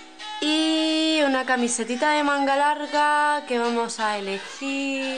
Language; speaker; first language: Spanish; native; Spanish